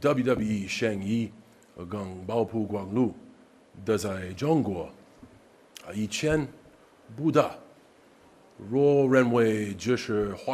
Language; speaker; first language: Chinese; non-native, learner; English